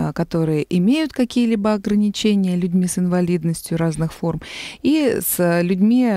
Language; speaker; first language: Russian; native; Russian